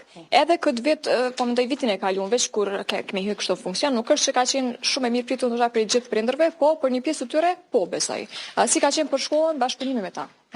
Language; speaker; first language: Albanian; native; Albanian